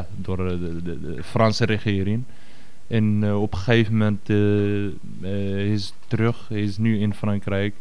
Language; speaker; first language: Dutch; non-native, fluent; Arabic